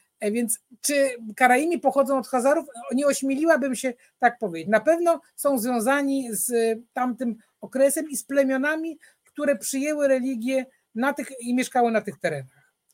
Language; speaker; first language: Polish; native; Polish